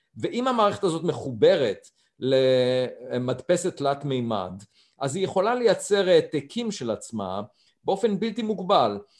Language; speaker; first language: Hebrew; native; Hebrew